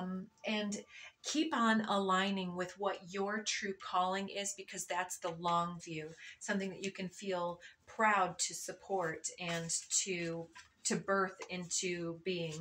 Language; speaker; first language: English; native; English